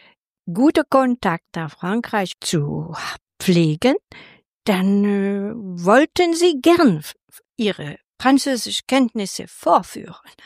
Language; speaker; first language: German; non-native, fluent; French